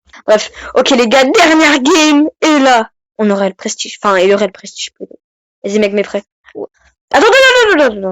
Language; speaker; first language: French; native; French